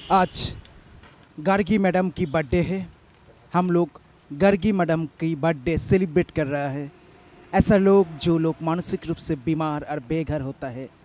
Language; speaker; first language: Hindi; non-native, local second language; Bangla